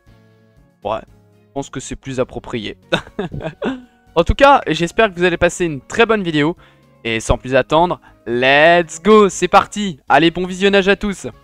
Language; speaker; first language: French; native; French